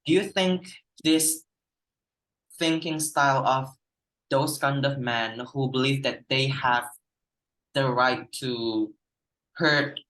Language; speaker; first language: English; non-native, fluent; Indonesian